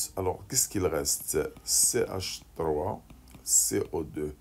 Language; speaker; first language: French; non-native, local second language; Arabic